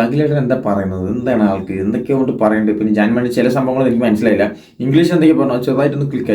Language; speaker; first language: Malayalam; native; Malayalam